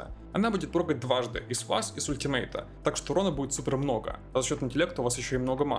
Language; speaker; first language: Russian; native; Russian